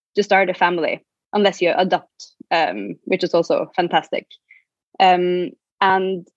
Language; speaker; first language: English; non-native, fluent; Norwegian